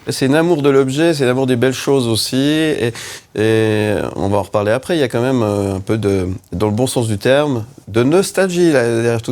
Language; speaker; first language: French; native; French